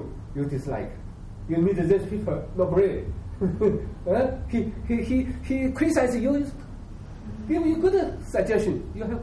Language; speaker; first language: English; non-native, learner; Chinese